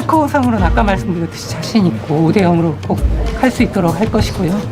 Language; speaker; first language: Korean; native; Korean